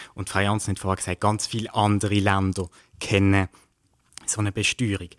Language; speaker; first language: German; native; German